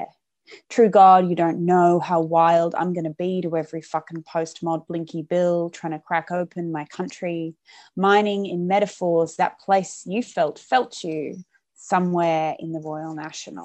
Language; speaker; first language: English; native; English